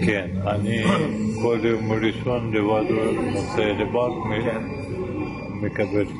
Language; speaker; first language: Hebrew; non-native, learner; Russian